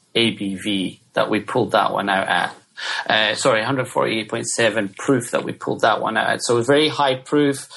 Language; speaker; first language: English; native; English